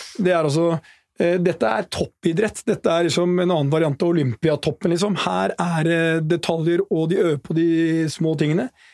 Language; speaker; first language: Norwegian; native; Norwegian